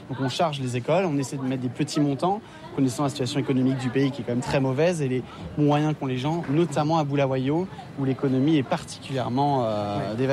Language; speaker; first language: French; native; French